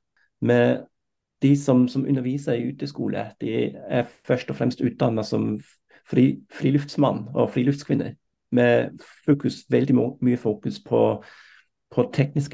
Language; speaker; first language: Norwegian; non-native, fluent; German